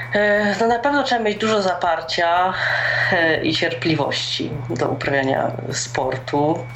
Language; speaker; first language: Polish; native; Polish